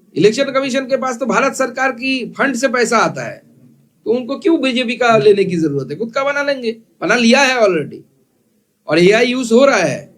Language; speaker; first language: Hindi; non-native, local second language; Bangla